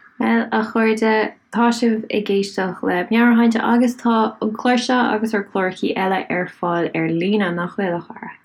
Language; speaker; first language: Irish; native; Irish